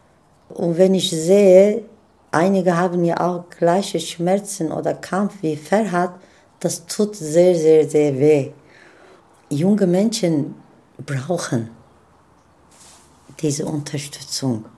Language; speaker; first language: German; non-native, fluent; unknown